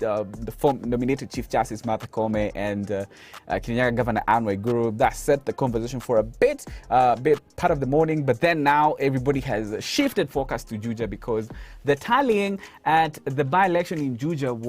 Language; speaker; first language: English; non-native, local second language; Swahili